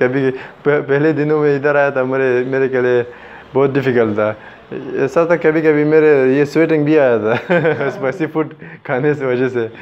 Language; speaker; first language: Hindi; non-native, fluent; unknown